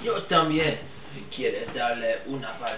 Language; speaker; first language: Spanish; non-native, learner; English